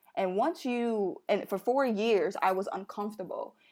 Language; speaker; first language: English; native; English